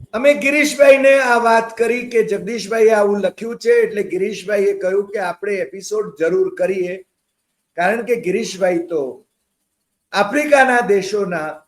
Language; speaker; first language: Gujarati; native; Gujarati